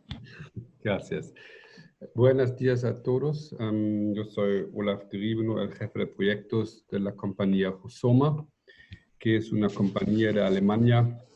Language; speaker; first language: Spanish; non-native, fluent; German